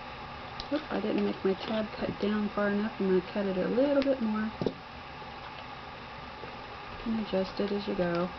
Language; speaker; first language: English; native; English